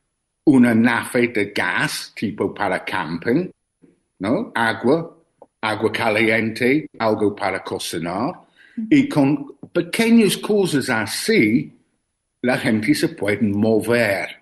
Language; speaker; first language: Spanish; non-native, learner; English